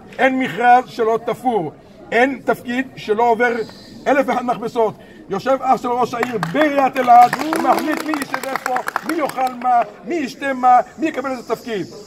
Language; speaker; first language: Hebrew; native; Hebrew